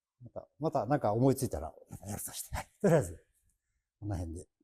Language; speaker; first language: Japanese; native; Japanese